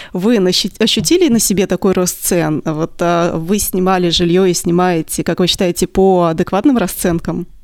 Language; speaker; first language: Russian; native; Russian